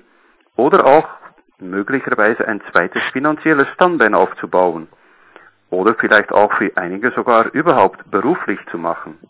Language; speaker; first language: German; native; German